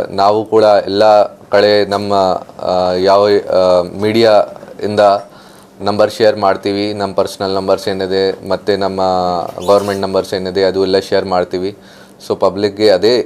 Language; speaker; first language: Kannada; non-native, fluent; Hindi